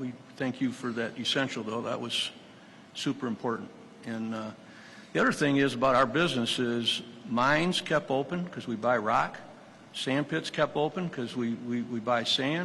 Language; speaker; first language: English; native; English